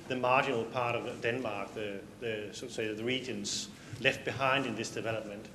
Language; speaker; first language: English; non-native, fluent; Danish